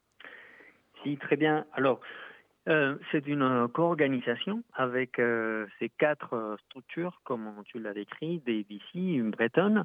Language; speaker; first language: French; non-native, fluent; Spanish